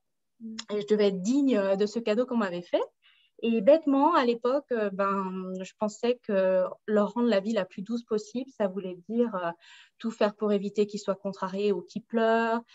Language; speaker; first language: French; native; French